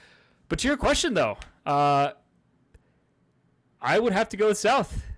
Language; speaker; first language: English; native; English